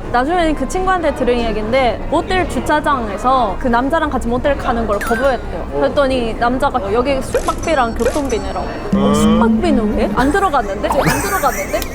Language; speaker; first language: Korean; non-native, fluent; Japanese